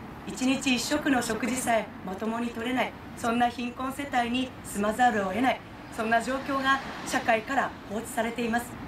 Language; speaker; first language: Japanese; native; Japanese